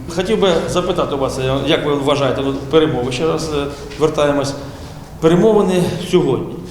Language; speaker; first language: Ukrainian; native; Ukrainian